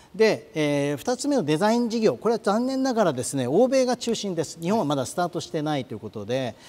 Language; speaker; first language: Japanese; native; Japanese